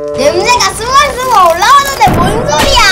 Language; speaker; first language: Korean; native; Korean